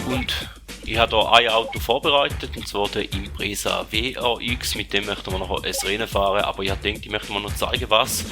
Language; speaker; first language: German; native; German